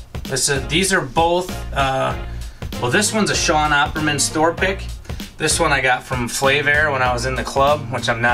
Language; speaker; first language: English; native; English